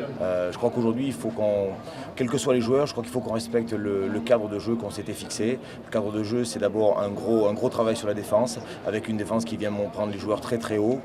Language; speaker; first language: French; native; French